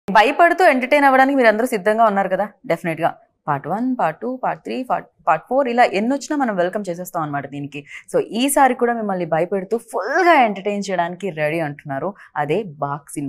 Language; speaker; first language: Telugu; native; Telugu